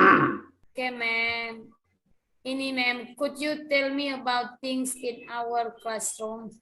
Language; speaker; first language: English; non-native, learner; Indonesian